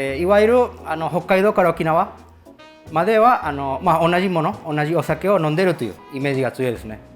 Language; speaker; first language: Japanese; early bilingual, heritage; Spanish